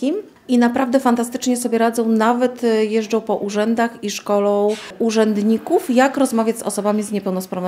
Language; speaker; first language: Polish; native; Polish